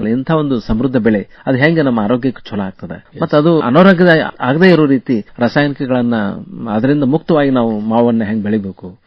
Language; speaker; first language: Kannada; native; Kannada